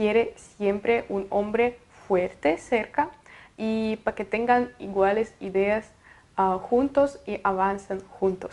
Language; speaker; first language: Spanish; non-native, fluent; Russian